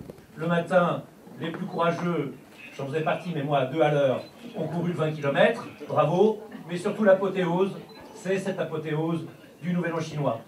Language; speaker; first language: French; native; French